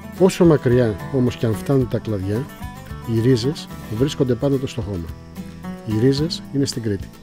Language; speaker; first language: Greek; native; Greek